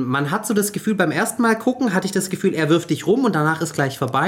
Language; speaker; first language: German; native; German